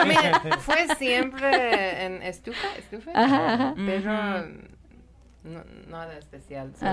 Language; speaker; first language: Spanish; non-native, fluent; Persian